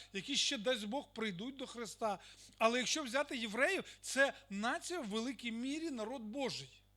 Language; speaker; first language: Ukrainian; non-native, local second language; Russian